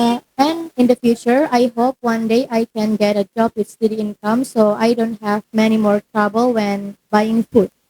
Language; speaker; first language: English; non-native, learner; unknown